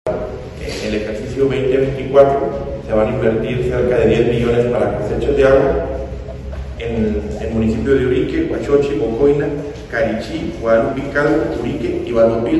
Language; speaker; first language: Spanish; native; Spanish